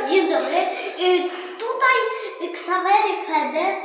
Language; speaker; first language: Polish; early bilingual, heritage; Polish